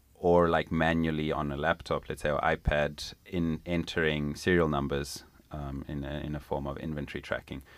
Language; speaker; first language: English; non-native, local second language; Italian